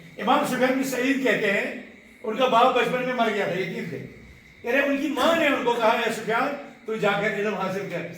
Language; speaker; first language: Urdu; non-native, local second language; Kashmiri